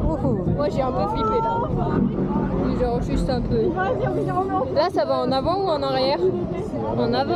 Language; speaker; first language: French; native; French